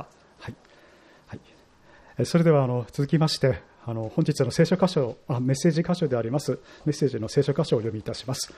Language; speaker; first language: Japanese; native; Japanese